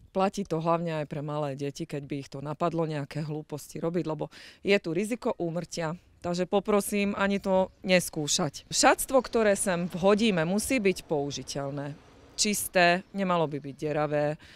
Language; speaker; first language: Slovak; native; Slovak